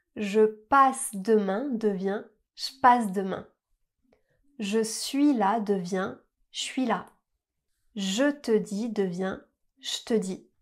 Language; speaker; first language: French; native; French